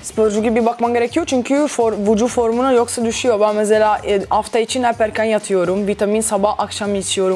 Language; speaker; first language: Turkish; non-native, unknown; Italian